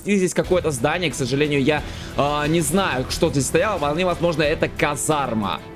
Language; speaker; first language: Russian; native; Russian